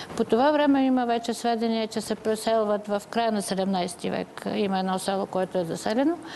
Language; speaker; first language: Bulgarian; native; Bulgarian